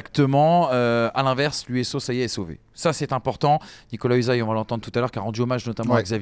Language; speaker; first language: French; native; French